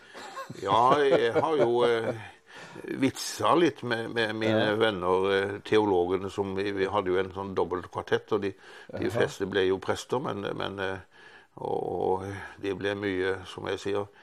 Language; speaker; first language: Norwegian; native; Norwegian